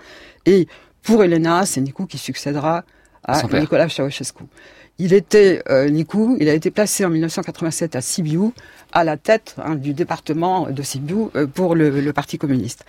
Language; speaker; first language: French; native; French